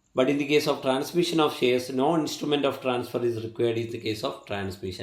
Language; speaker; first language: English; non-native, local second language; Malayalam